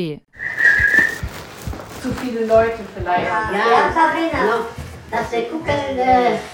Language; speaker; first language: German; non-native, learner; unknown